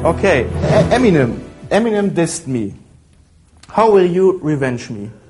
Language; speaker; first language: English; non-native, fluent; German